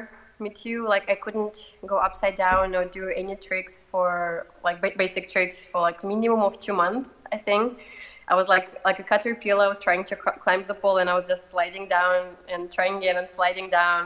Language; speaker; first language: English; non-native, fluent; Russian